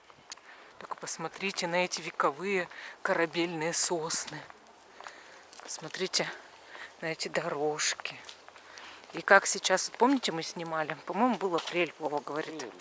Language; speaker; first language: Russian; native; Russian